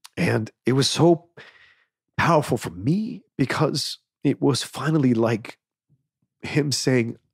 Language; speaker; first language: English; native; English